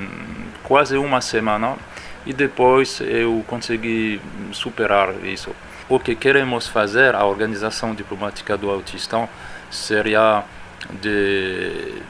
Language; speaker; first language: Portuguese; non-native, fluent; French